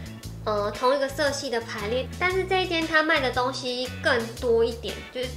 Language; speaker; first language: Chinese; native; Chinese